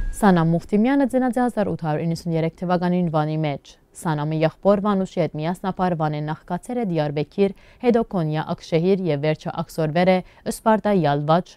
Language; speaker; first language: Armenian; early bilingual, heritage; Armenian